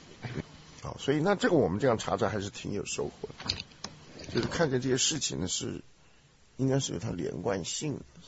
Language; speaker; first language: Chinese; native; Chinese